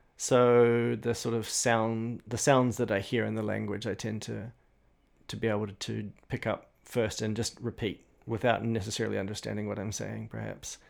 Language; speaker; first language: English; native; English